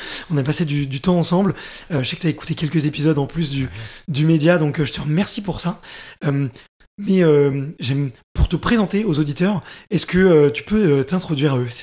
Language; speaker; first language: French; native; French